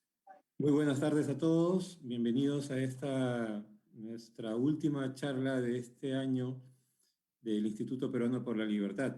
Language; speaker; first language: Spanish; native; Spanish